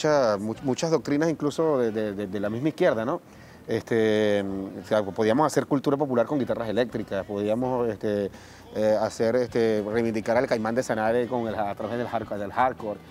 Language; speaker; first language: Spanish; native; Spanish